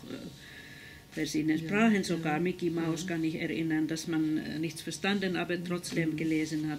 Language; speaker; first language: German; non-native, fluent; Finnish